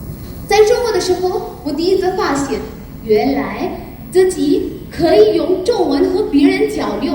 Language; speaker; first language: Chinese; non-native, learner; Hindi